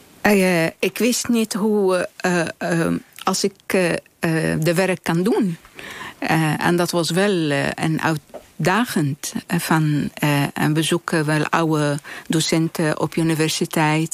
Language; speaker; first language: Dutch; non-native, fluent; Arabic